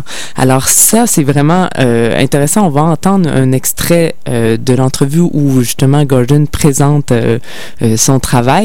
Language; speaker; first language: French; native; French